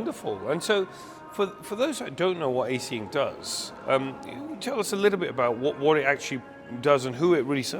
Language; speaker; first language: English; native; English